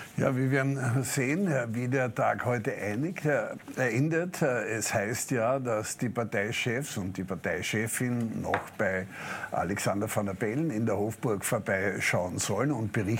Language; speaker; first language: German; native; German